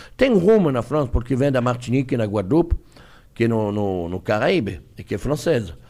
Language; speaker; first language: Portuguese; non-native, fluent; French